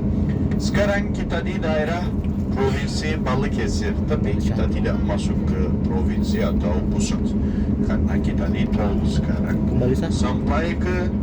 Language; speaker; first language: Indonesian; non-native, fluent; Turkish